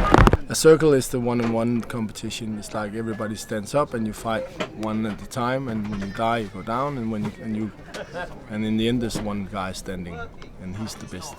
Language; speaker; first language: English; non-native, fluent; Danish